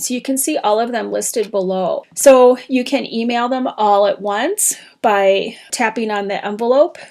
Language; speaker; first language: English; native; English